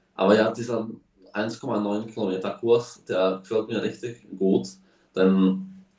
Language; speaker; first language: German; early bilingual, heritage; Slovak